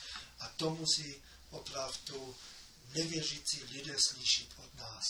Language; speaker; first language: Czech; non-native, fluent; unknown